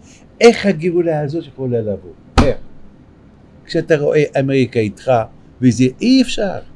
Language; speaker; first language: Hebrew; non-native, fluent; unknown